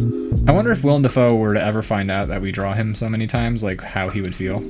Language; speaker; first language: English; native; English